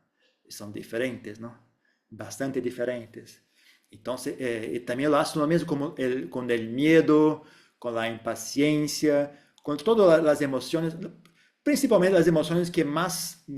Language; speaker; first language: Spanish; non-native, fluent; Portuguese